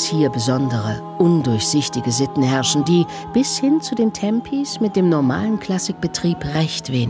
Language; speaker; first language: German; native; German